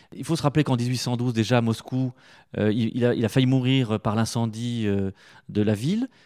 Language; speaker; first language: French; native; French